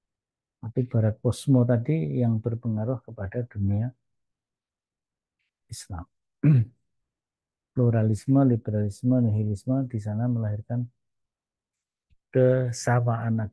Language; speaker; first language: Indonesian; native; Indonesian